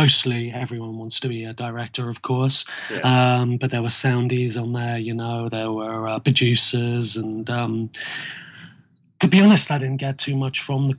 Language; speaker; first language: English; native; English